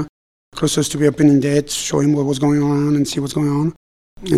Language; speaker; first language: English; non-native, fluent; French